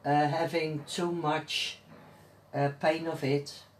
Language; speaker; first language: English; non-native, learner; Dutch